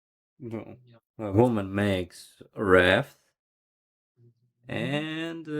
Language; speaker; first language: English; non-native, learner; Ukrainian